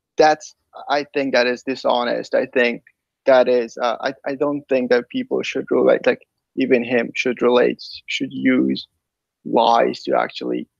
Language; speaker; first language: English; non-native, fluent; Persian